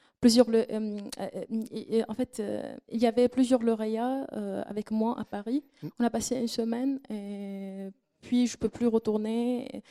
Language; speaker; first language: French; non-native, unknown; Arabic